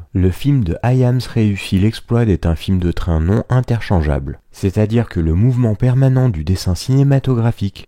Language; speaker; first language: French; native; French